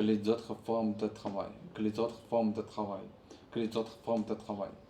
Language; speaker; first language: French; non-native, learner; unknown